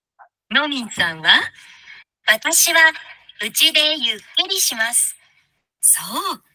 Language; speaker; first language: Japanese; non-native, learner; Bangla